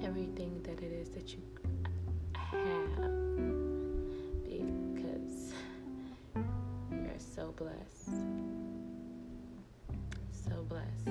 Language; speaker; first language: English; native; English